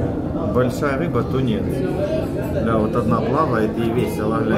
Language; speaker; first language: Russian; native; Russian